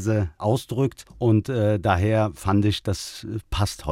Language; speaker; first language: German; early bilingual, other home language; Turkish